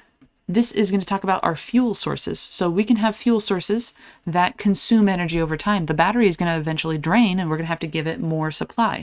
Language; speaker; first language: English; native; English